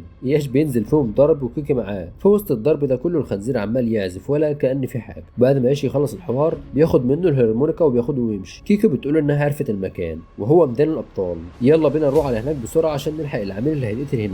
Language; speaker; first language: Arabic; native; Arabic